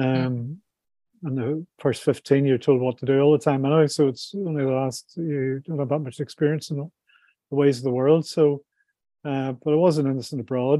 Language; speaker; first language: English; native; English